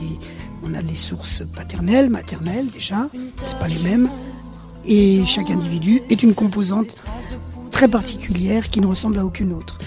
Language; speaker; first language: French; early bilingual, other home language; Spanish